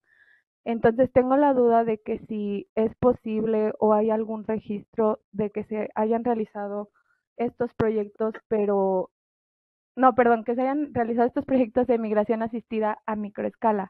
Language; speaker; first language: Spanish; native; Spanish